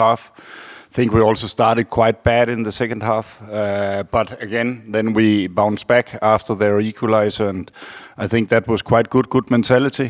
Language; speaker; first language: English; non-native, fluent; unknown